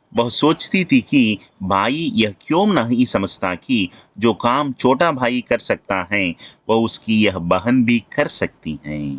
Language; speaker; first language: Hindi; non-native, local second language; Telugu